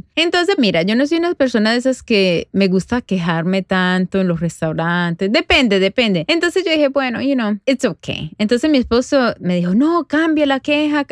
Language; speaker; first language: Spanish; native; Spanish